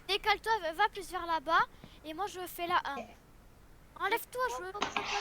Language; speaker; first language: French; native; French